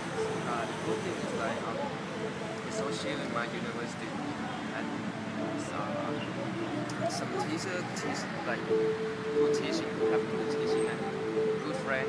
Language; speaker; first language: English; non-native, learner; Thai